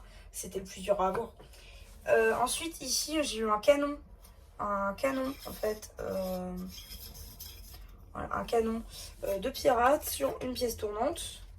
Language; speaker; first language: French; native; French